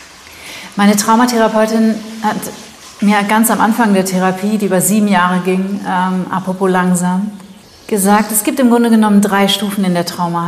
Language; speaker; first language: German; native; German